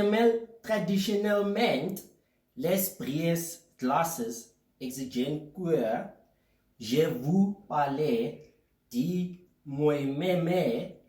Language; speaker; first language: French; non-native, learner; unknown